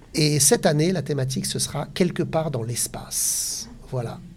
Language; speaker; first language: French; native; French